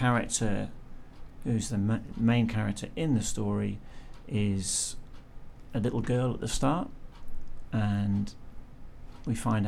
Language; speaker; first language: English; native; English